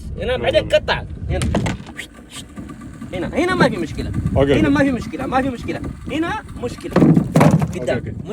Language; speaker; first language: Arabic; non-native, learner; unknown